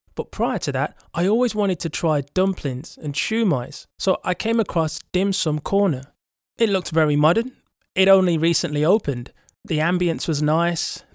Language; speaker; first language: English; native; English